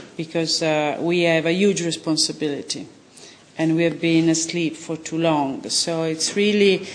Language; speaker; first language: English; non-native, fluent; Italian